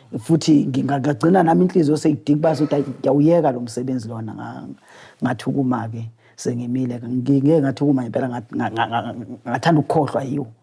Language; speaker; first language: Zulu; native; Zulu